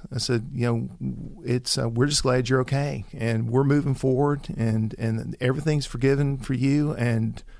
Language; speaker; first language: English; native; English